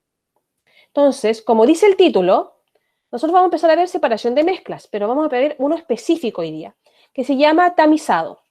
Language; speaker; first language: Spanish; native; Spanish